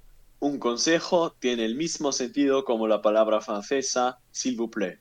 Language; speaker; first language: Spanish; non-native, learner; German